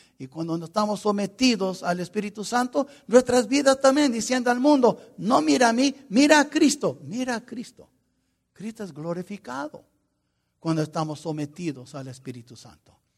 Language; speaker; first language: Spanish; non-native, fluent; English